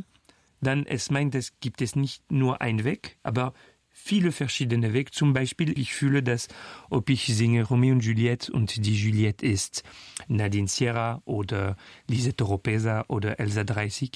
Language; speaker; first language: German; non-native, fluent; French